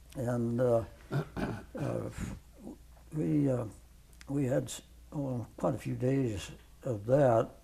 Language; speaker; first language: English; native; English